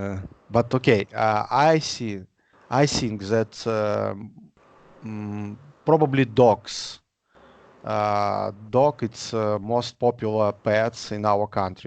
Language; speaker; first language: English; non-native, learner; Russian